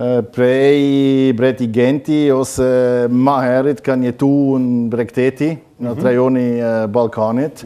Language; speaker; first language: Albanian; non-native, learner; German